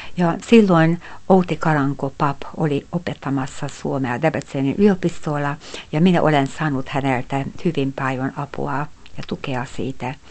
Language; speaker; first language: Finnish; non-native, fluent; Hungarian